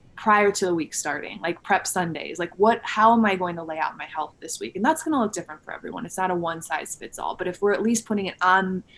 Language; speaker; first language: English; native; English